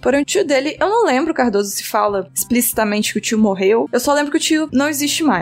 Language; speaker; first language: Portuguese; native; Portuguese